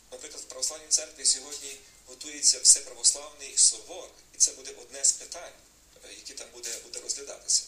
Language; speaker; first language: Ukrainian; native; Ukrainian